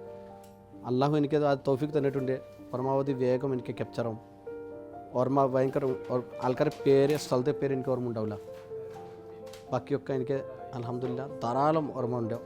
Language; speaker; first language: Malayalam; non-native, local second language; Assamese